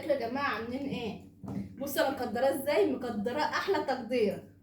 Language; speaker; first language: Arabic; native; Arabic